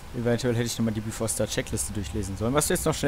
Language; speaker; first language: German; native; German